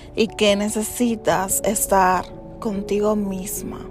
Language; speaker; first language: Spanish; early bilingual, heritage; Spanish